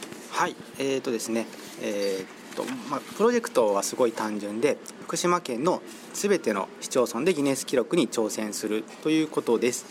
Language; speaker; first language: Japanese; native; Japanese